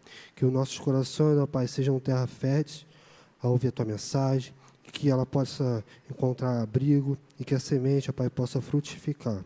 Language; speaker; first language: Portuguese; native; Portuguese